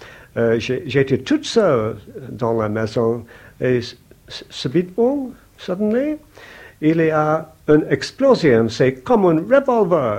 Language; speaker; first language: French; non-native, learner; English